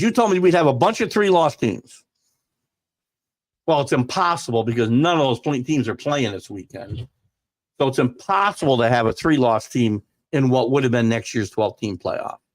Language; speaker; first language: English; native; English